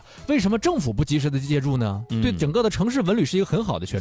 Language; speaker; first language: Chinese; native; Chinese